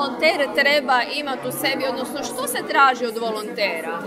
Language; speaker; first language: Croatian; native; Croatian